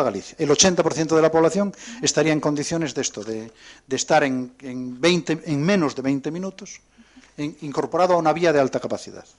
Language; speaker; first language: Spanish; native; Spanish